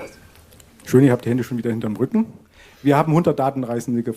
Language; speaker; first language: German; native; German